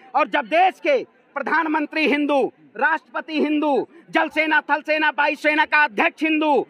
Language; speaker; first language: Hindi; native; Hindi